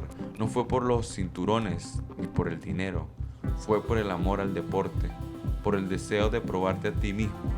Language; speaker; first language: Spanish; native; Spanish